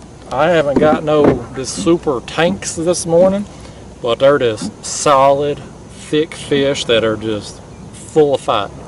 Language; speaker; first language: English; native; English